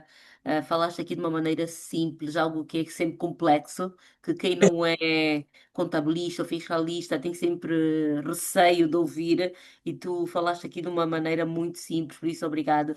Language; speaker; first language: Portuguese; native; Portuguese